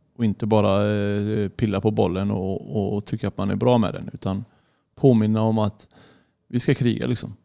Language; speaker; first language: Swedish; early bilingual, other home language; Arabic